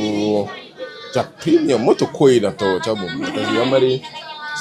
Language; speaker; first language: Japanese; non-native, learner; English